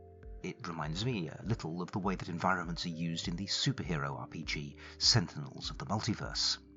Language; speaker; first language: English; native; English